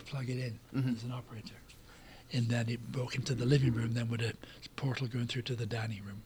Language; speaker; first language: English; native; English